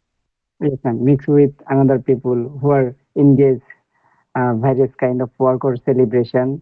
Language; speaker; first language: English; non-native, learner; Bangla